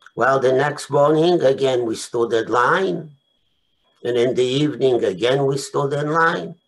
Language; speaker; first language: English; non-native, fluent; Polish